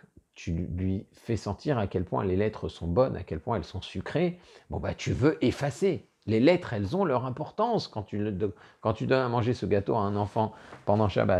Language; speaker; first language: French; native; French